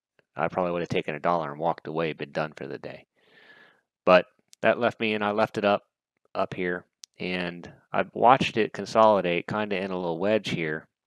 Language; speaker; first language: English; native; English